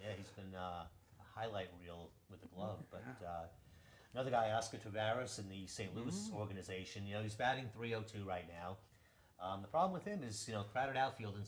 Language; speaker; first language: English; native; English